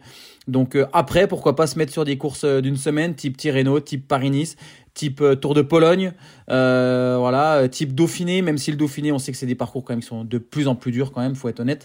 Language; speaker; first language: French; native; French